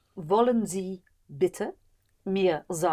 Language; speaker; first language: German; non-native, learner; English